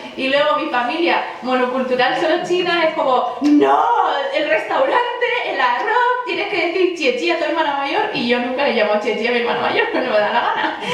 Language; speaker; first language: Spanish; early bilingual, other home language; Chinese